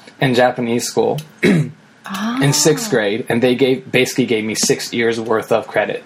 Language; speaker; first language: English; early bilingual, other home language; Japanese